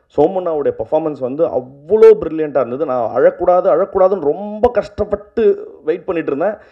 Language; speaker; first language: Tamil; native; Tamil